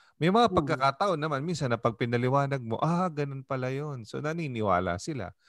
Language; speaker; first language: Filipino; native; Filipino